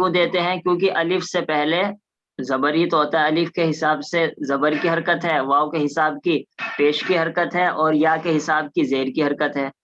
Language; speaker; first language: Urdu; native; Urdu